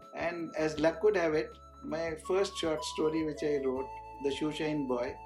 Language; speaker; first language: English; non-native, local second language; Hindi